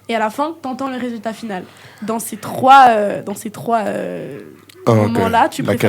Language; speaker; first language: French; native; French